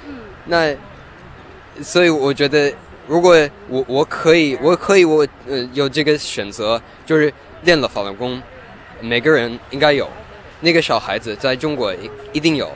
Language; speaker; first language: Chinese; early bilingual, heritage; Chinese